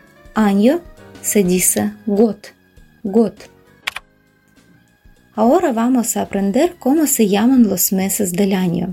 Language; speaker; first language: Spanish; non-native, fluent; Russian